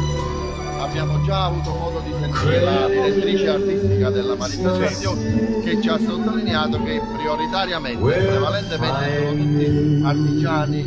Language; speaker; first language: Italian; native; Italian